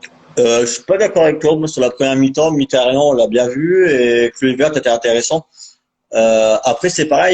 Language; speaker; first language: French; native; French